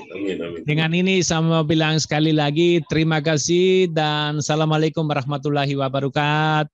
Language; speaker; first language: Indonesian; non-native, fluent; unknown